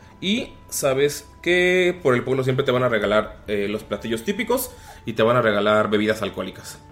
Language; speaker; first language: Spanish; native; Spanish